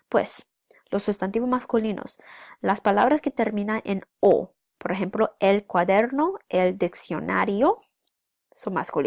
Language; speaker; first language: Spanish; non-native, fluent; English